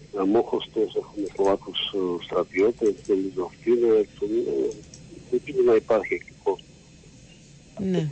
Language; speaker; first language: Greek; non-native, learner; Slovak